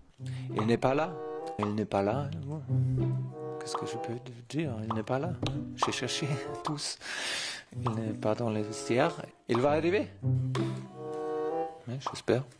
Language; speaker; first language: French; non-native, learner; German